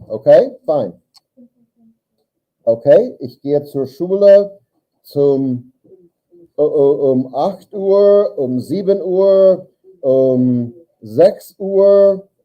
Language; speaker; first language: German; non-native, learner; English